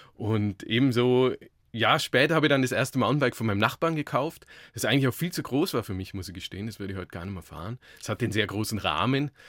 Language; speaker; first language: German; native; German